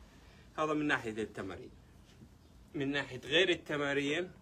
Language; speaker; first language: Arabic; native; Arabic